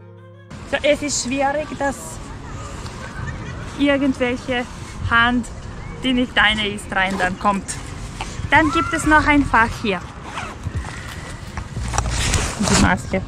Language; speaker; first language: German; non-native, fluent; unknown